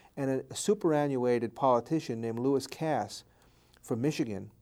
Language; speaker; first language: English; native; English